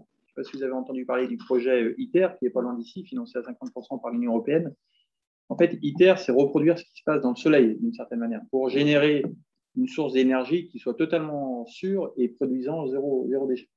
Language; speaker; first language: French; native; French